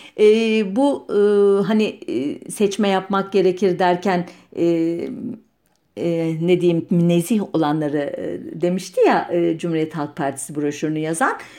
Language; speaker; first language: Turkish; native; Turkish